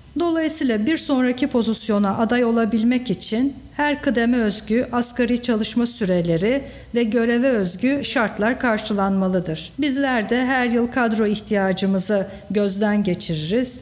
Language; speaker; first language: Turkish; native; Turkish